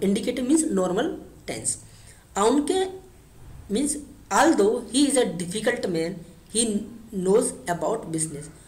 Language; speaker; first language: English; non-native, local second language; Hindi